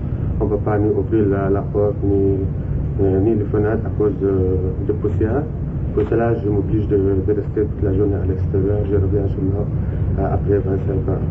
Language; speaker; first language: French; non-native, learner; Arabic